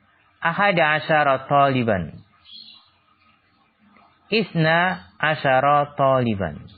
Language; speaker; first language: Arabic; non-native, fluent; Indonesian